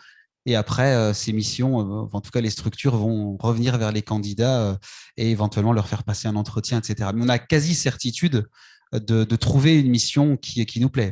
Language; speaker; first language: French; native; French